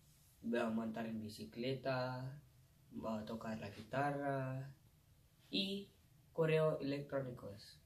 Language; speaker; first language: Spanish; non-native, learner; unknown